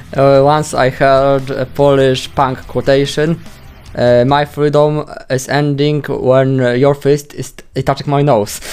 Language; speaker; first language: English; non-native, fluent; Polish